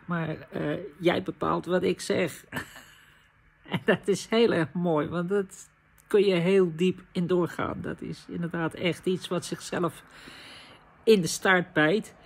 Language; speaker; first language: Dutch; native; Dutch